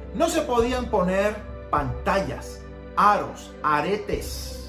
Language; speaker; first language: Spanish; early bilingual, heritage; Spanish